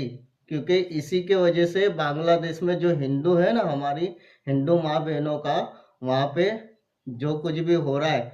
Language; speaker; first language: Hindi; native; Hindi